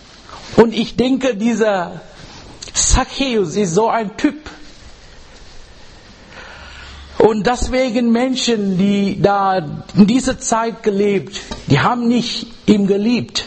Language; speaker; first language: German; non-native, learner; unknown